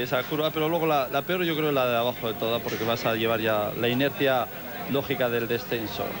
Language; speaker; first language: Spanish; native; Spanish